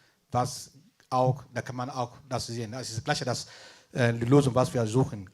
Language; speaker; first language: German; non-native, fluent; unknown